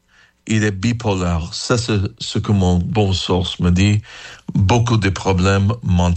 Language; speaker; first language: French; non-native, learner; English